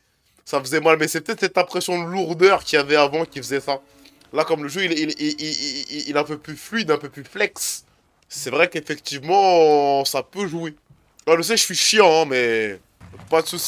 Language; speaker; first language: French; native; French